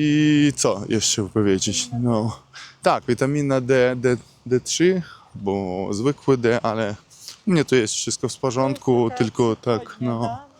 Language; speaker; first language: Polish; non-native, learner; Russian